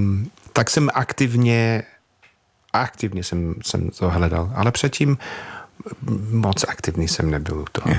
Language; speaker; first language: Czech; non-native, learner; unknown